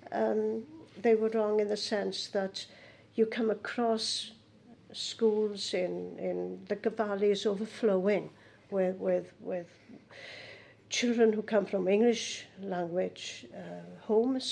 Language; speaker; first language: English; native; English